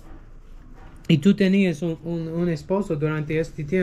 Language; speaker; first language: Spanish; non-native, learner; English